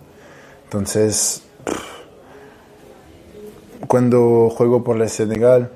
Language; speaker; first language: Spanish; non-native, fluent; French